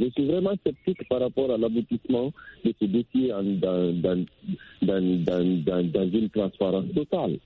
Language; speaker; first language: French; non-native, local second language; Fula